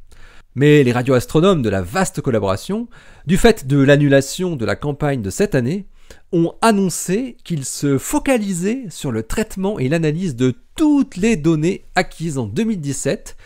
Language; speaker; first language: French; native; French